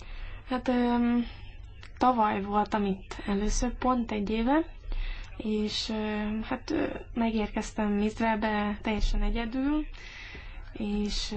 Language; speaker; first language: Hungarian; early bilingual, heritage; English